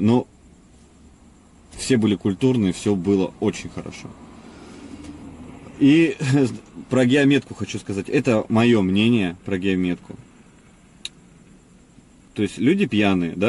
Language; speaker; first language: Russian; native; Russian